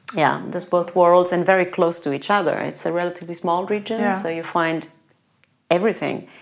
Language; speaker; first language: English; non-native, fluent; Italian